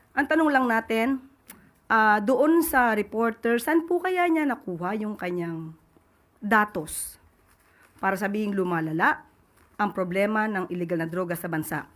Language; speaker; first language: Filipino; native; Filipino